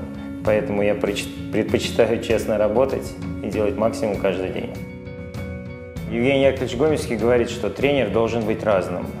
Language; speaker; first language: Russian; native; Russian